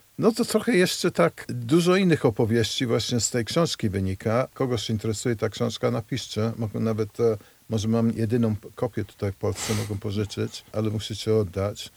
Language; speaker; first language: Polish; non-native, fluent; English